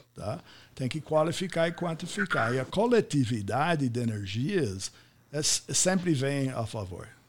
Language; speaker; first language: Portuguese; non-native, fluent; English